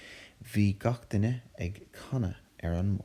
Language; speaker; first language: Irish; non-native, local second language; English